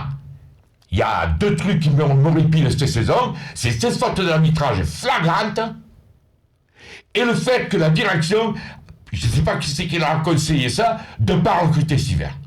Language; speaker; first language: French; native; French